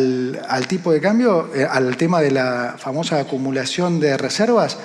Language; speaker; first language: Spanish; native; Spanish